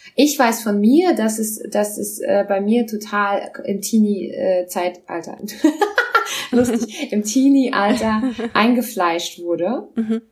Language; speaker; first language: German; non-native, local second language; Russian